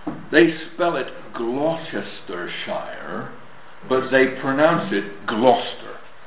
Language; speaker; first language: English; native; English